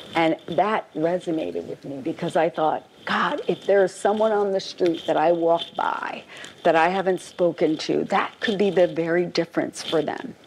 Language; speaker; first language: English; native; English